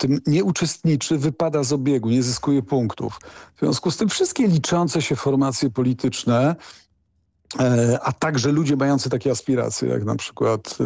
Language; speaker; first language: Polish; native; Polish